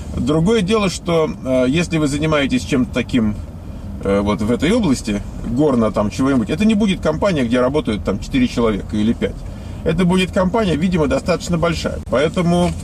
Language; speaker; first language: Russian; native; Russian